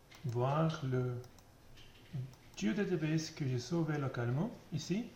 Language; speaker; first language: French; non-native, learner; German